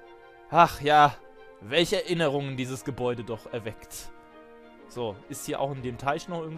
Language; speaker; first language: German; native; German